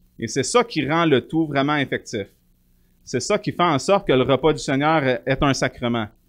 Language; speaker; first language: French; native; French